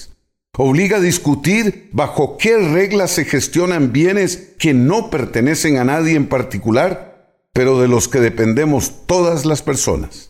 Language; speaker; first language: Spanish; native; Spanish